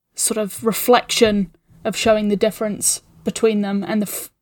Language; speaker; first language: English; native; English